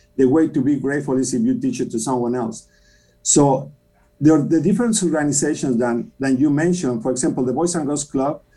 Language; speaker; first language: English; non-native, fluent; Spanish